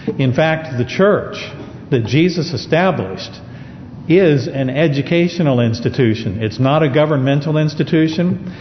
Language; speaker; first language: English; native; English